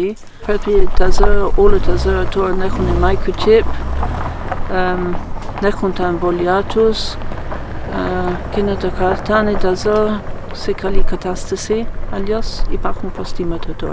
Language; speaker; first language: Greek; non-native, fluent; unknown